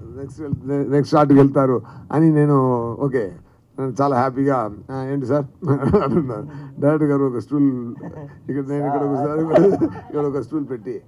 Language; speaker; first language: Telugu; non-native, fluent; Tamil